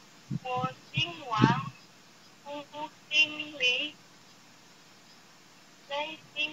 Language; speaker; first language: Chinese; non-native, learner; Indonesian